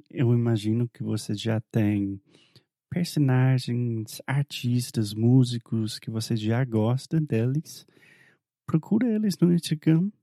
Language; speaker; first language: Portuguese; non-native, fluent; English